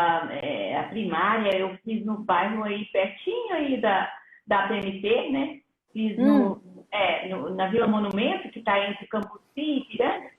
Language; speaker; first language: Portuguese; native; Portuguese